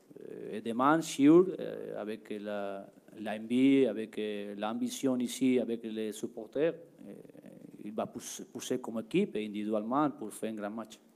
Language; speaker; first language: French; non-native, learner; Spanish